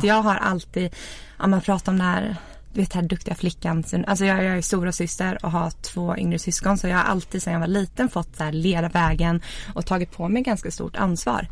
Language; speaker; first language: Swedish; native; Swedish